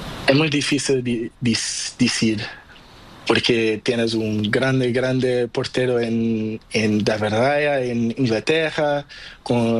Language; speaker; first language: Spanish; non-native, learner; Portuguese